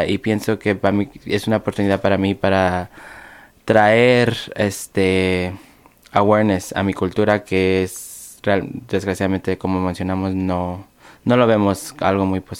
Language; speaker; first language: Spanish; early bilingual, other home language; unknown